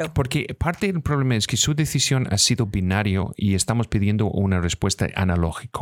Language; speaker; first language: Spanish; non-native, fluent; English